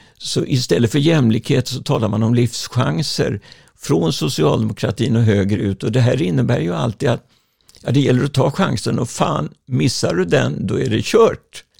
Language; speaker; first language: Swedish; native; Swedish